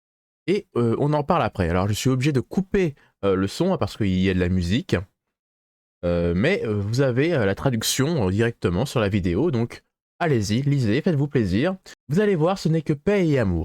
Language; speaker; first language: French; native; French